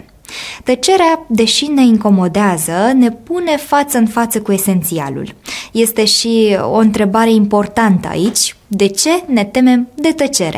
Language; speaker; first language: Romanian; native; Romanian